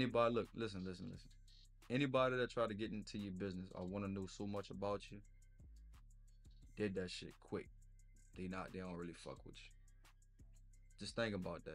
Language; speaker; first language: English; native; English